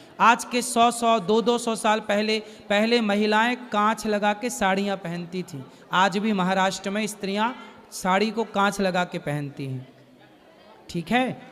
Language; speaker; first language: Hindi; native; Hindi